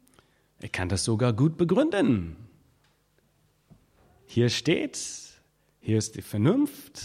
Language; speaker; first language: German; non-native, fluent; English